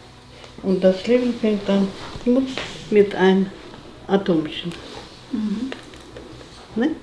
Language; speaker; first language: German; non-native, fluent; Russian